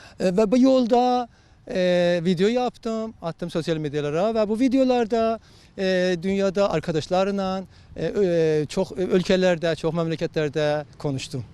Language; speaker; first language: Turkish; non-native, learner; Azerbaijani